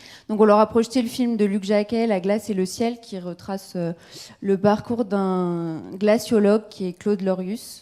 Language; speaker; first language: French; native; French